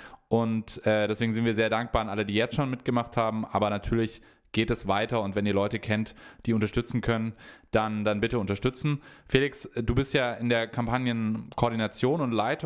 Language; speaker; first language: German; native; German